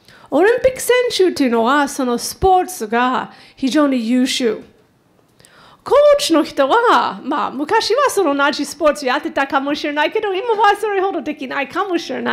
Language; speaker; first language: Japanese; non-native, fluent; English